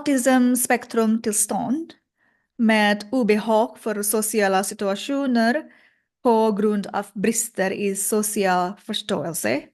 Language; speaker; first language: Swedish; non-native, learner; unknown